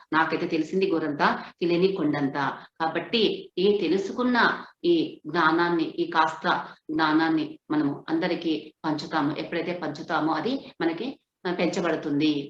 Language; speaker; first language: Telugu; non-native, local second language; Hindi